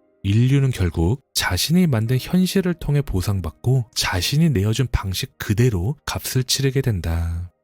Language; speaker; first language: Korean; native; Korean